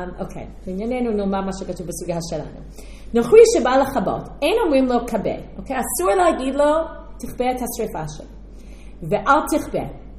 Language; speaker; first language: Hebrew; non-native, fluent; English